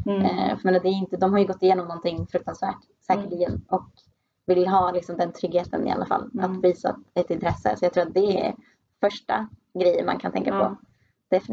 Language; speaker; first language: Swedish; native; Swedish